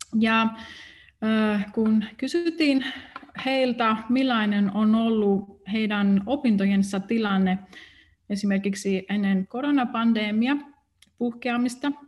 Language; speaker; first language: Finnish; non-native, fluent; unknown